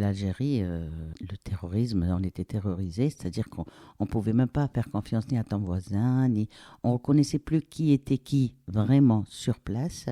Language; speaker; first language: French; non-native, local second language; Arabic